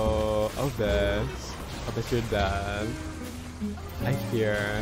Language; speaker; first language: English; native; English